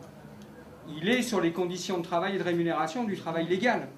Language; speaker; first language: French; native; French